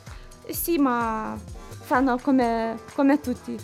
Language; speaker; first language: Italian; non-native, learner; Lithuanian